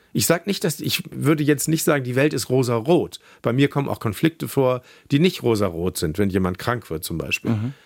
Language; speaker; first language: German; native; German